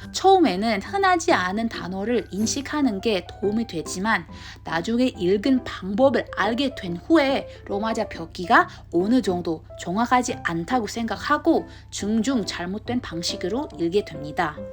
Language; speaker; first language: Korean; non-native, learner; Indonesian